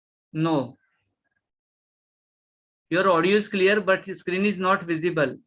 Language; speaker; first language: English; non-native, local second language; Marathi